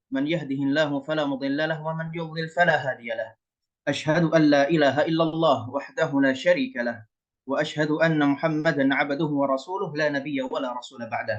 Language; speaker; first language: Arabic; non-native, fluent; Indonesian